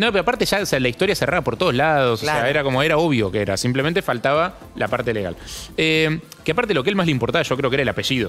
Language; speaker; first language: Spanish; native; Spanish